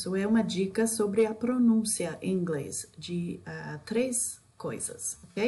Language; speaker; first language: Portuguese; non-native, fluent; English